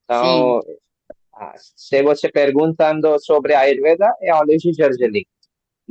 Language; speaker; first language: Portuguese; non-native, learner; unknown